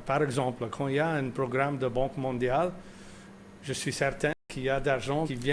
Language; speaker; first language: French; non-native, fluent; English